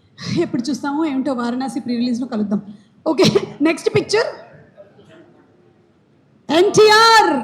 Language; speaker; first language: Telugu; native; Telugu